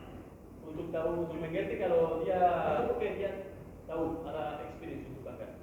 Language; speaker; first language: Indonesian; non-native, learner; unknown